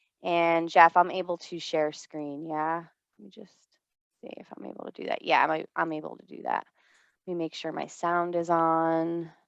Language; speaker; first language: English; native; English